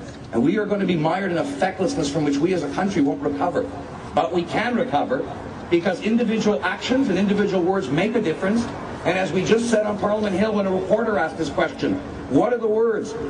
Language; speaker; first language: English; native; English